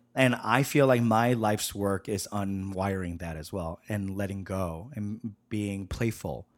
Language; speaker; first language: English; native; English